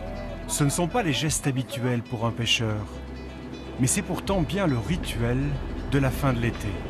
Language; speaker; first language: French; native; French